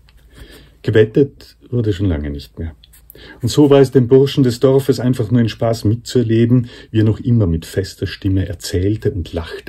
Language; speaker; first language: German; native; German